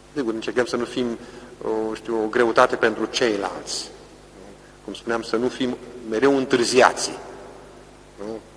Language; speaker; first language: Romanian; native; Romanian